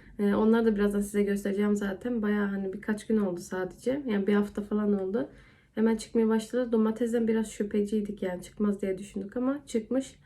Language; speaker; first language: Turkish; early bilingual, heritage; Turkish